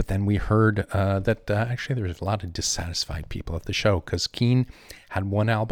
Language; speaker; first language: English; native; English